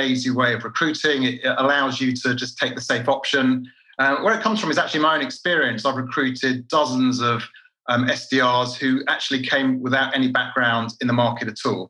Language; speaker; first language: English; native; English